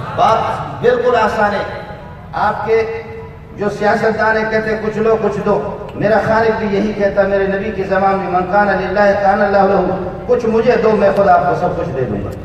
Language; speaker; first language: Urdu; non-native, local second language; Brahui